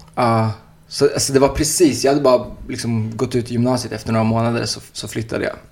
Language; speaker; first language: Swedish; native; Swedish